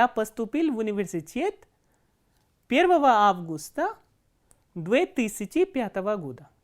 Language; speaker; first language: Russian; non-native, fluent; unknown